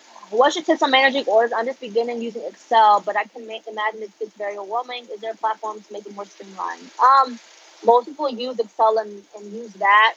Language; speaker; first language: English; early bilingual, other home language; Spanish